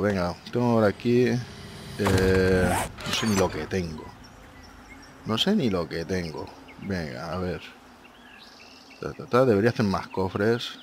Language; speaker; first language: Spanish; native; Spanish